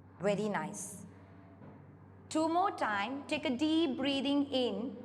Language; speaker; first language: English; non-native, local second language; Kannada